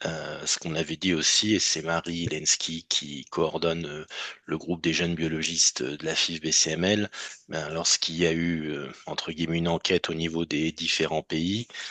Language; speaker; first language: French; native; French